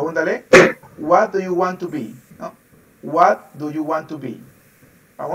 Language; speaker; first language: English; non-native, fluent; Spanish